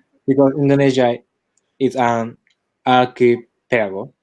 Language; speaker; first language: English; non-native, learner; Japanese